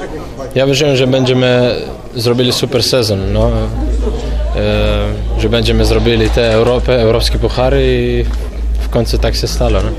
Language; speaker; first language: Polish; non-native, learner; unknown